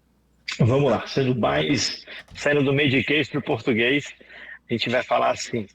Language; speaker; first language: Portuguese; native; Portuguese